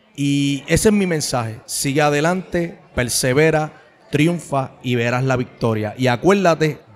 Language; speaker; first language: Spanish; native; Spanish